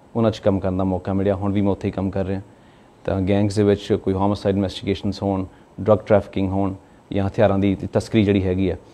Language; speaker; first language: Punjabi; native; Punjabi